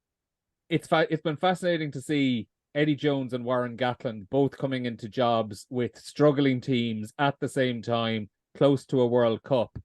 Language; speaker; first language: English; native; English